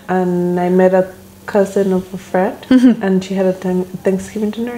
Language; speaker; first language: English; early bilingual, other home language; Spanish